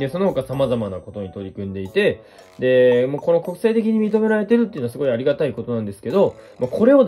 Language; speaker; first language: Japanese; native; Japanese